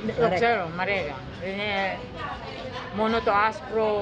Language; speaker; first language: Greek; non-native, learner; Filipino